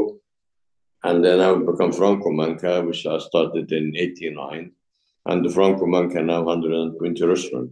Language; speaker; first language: English; non-native, fluent; Arabic